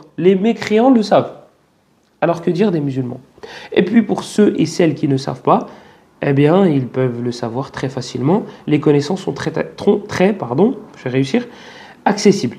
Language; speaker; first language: French; native; French